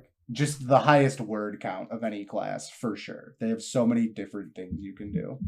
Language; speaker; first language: English; native; English